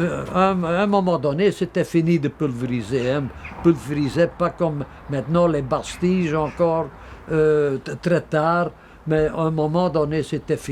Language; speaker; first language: French; non-native, local second language; Dutch